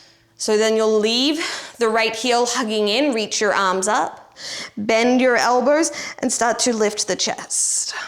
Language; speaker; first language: English; native; English